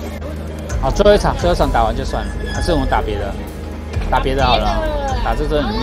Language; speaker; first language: Chinese; native; Chinese